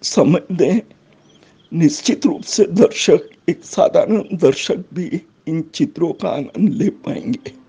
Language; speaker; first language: Hindi; native; Hindi